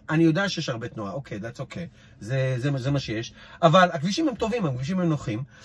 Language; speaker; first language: Hebrew; native; Hebrew